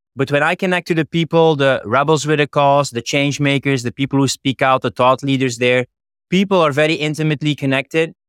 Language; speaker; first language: English; non-native, fluent; Dutch